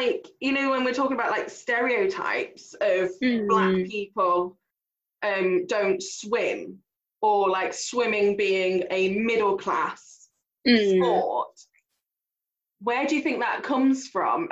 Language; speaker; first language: English; native; English